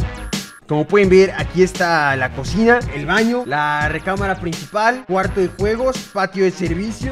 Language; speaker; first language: Spanish; native; Spanish